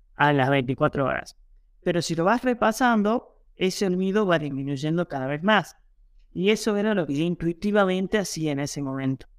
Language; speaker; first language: Spanish; native; Spanish